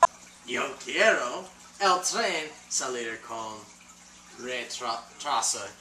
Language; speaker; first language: Spanish; non-native, learner; English